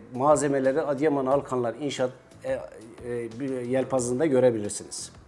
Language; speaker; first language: Turkish; native; Turkish